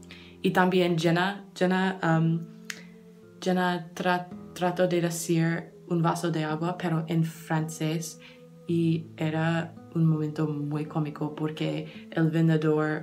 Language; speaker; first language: Spanish; non-native, learner; English